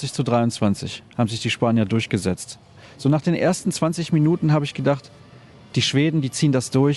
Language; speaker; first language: German; native; German